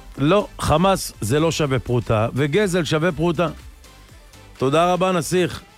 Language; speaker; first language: Hebrew; native; Hebrew